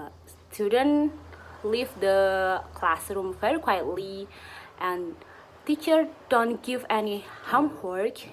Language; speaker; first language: English; non-native, learner; Indonesian